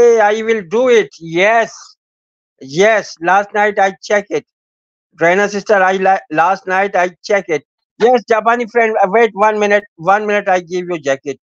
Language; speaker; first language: English; non-native, learner; Urdu